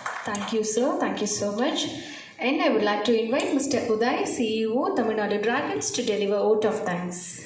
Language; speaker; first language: English; non-native, local second language; Tamil